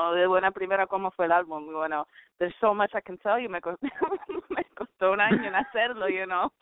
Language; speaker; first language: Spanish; early bilingual, heritage; Spanish